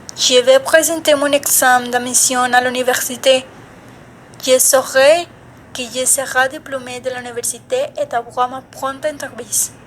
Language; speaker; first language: French; non-native, learner; Spanish